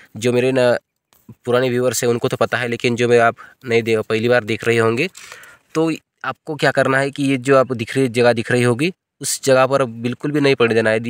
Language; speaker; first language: Hindi; non-native, local second language; Marathi